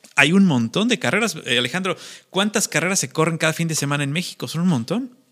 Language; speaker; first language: Spanish; native; Spanish